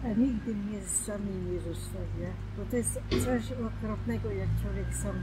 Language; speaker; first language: Polish; non-native, local second language; German